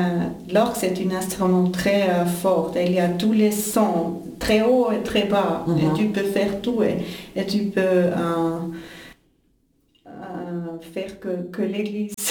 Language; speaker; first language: French; non-native, fluent; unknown